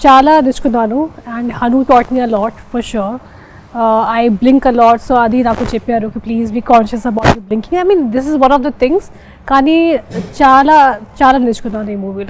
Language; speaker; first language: Telugu; non-native, fluent; Hindi